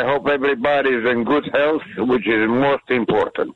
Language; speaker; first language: English; native; English